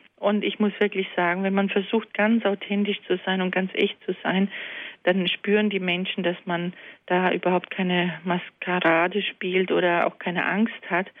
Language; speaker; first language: German; early bilingual, other home language; Croatian